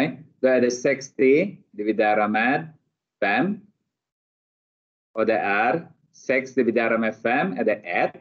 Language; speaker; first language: Swedish; non-native, fluent; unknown